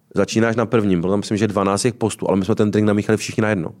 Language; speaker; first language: Czech; native; Czech